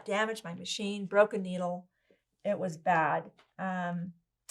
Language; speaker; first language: English; native; English